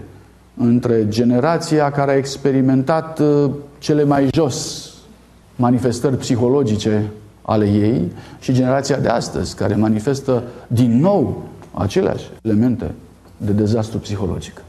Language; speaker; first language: Romanian; native; Romanian